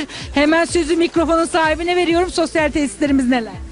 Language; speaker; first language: Turkish; native; Turkish